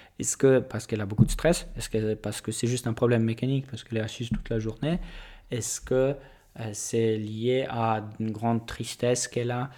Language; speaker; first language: French; non-native, fluent; Polish